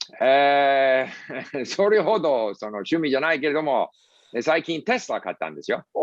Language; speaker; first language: Japanese; non-native, fluent; English